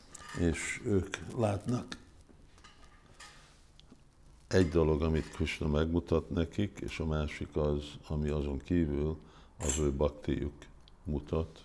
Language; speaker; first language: Hungarian; early bilingual, heritage; Hungarian